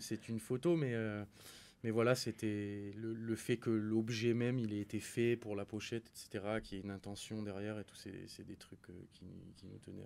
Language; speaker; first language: French; native; French